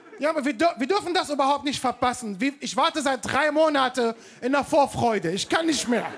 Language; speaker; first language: German; non-native, fluent; Arabic